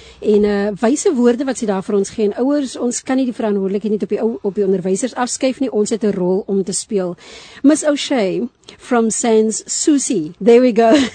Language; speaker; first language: Afrikaans; early bilingual, heritage; Afrikaans